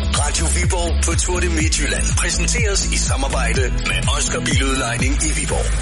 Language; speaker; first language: Danish; native; Danish